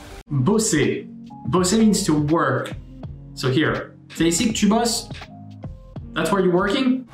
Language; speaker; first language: English; non-native, fluent; French